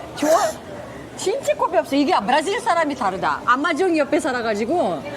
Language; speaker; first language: Korean; non-native, fluent; Uzbek